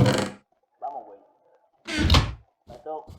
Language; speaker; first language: Spanish; native; Spanish